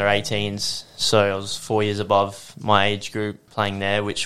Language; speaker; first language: English; native; English